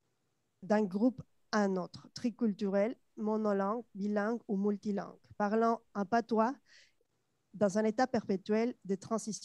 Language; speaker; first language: French; non-native, fluent; Spanish